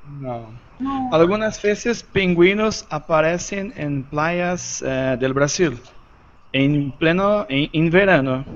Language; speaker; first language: Spanish; non-native, learner; Portuguese